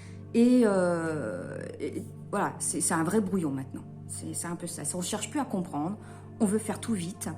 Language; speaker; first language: French; native; French